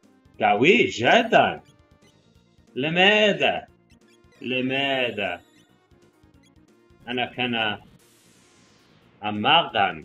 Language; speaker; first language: Arabic; non-native, learner; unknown